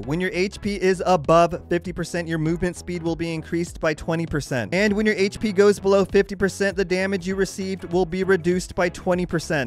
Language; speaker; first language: English; native; English